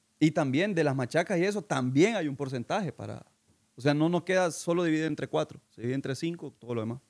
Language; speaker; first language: Spanish; native; Spanish